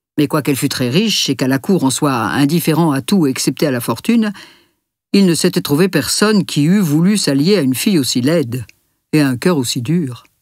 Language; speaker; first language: French; native; French